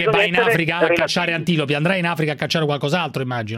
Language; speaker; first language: Italian; native; Italian